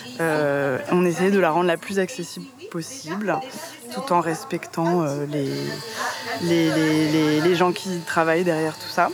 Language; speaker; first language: French; native; French